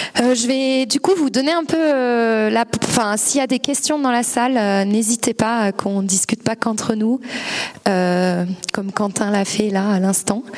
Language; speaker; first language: French; native; French